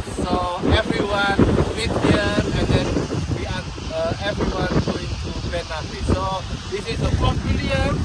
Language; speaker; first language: English; non-native, learner; Indonesian